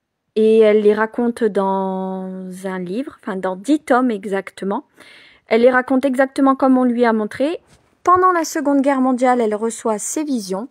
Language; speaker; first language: French; native; French